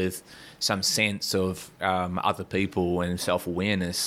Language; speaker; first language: English; native; English